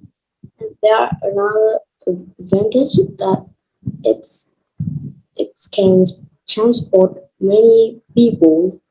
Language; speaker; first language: English; non-native, learner; Vietnamese